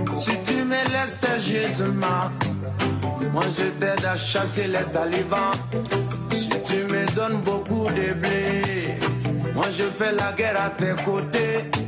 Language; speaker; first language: French; native; French